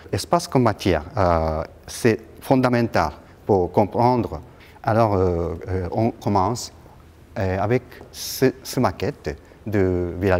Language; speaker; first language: French; non-native, learner; Japanese